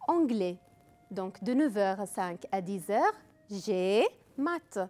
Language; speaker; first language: French; non-native, local second language; Arabic